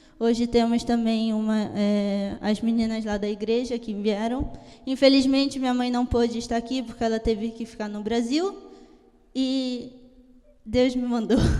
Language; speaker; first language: Portuguese; early bilingual, heritage; Italian